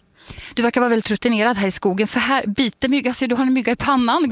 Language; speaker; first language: Swedish; native; Swedish